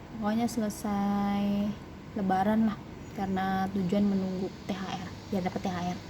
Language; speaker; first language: Indonesian; non-native, local second language; Javanese